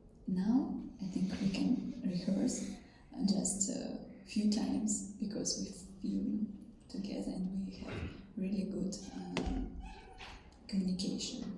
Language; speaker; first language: English; non-native, learner; Russian